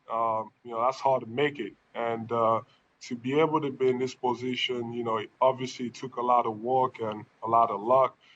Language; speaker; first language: English; non-native, local second language; French